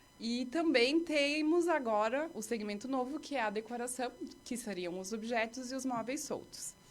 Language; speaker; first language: Portuguese; native; Portuguese